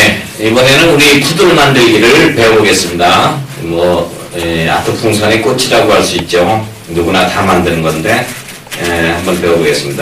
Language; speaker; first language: Korean; native; Korean